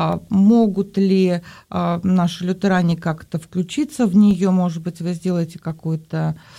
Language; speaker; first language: Russian; native; Russian